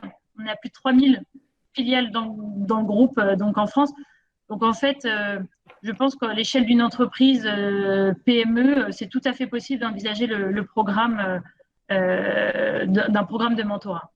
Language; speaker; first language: French; native; French